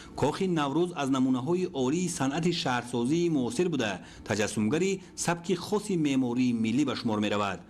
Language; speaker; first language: Tajik; native; Tajik